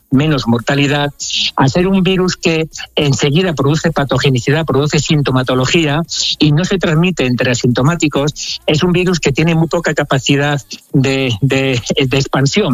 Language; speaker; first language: Spanish; native; Spanish